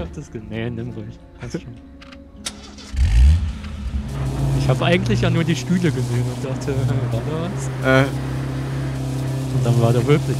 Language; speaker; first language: German; native; German